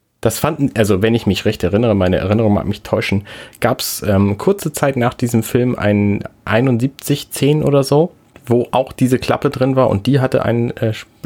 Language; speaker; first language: German; native; German